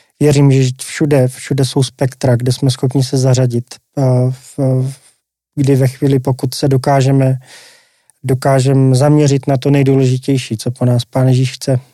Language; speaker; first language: Czech; native; Czech